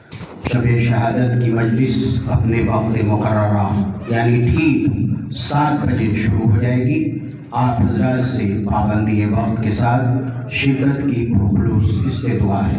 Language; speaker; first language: Urdu; native; Urdu